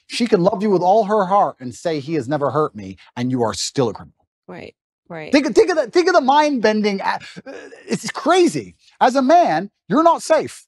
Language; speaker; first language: English; native; English